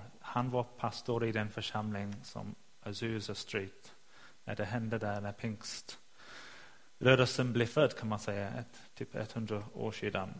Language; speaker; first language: Swedish; non-native, fluent; English